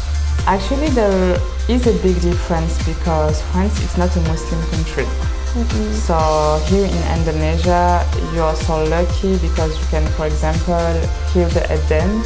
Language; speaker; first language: English; non-native, fluent; French